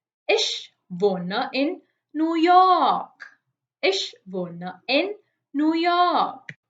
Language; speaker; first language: German; non-native, fluent; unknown